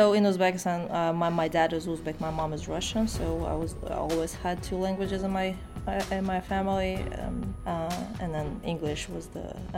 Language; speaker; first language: English; non-native, fluent; Uzbek